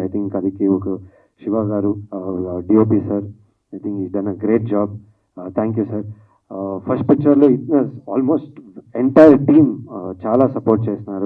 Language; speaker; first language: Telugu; non-native, learner; Kannada